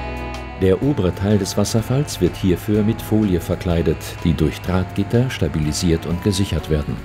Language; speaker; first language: German; native; German